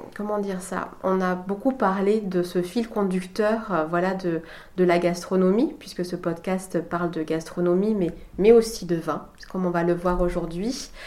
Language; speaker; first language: French; native; French